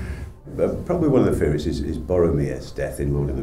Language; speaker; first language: English; native; English